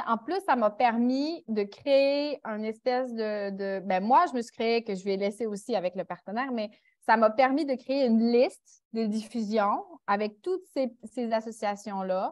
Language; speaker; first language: French; native; French